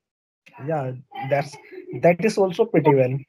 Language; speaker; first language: English; non-native, learner; Hindi